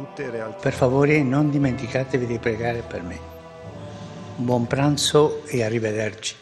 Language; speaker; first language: Italian; non-native, fluent; Spanish